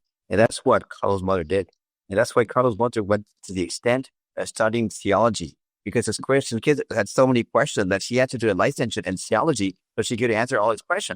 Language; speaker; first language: English; non-native, fluent; French